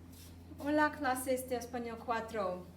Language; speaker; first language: Spanish; non-native, fluent; English